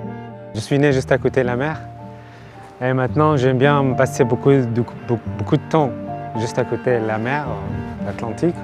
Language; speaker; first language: French; non-native, learner; Arabic